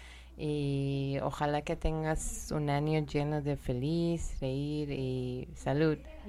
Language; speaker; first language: Spanish; non-native, learner; Persian